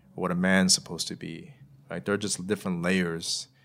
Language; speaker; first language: English; native; English